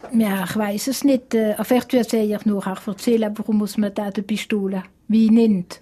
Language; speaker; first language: German; non-native, local second language; Swiss German